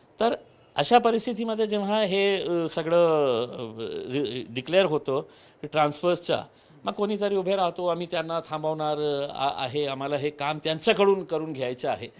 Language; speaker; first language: Marathi; non-native, local second language; Urdu